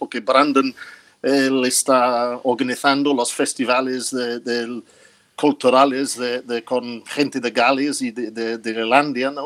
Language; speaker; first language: Spanish; non-native, fluent; English